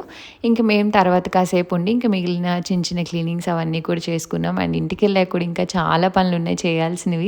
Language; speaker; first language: Telugu; native; Telugu